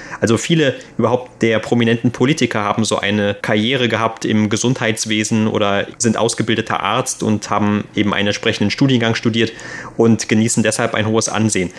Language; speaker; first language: German; native; German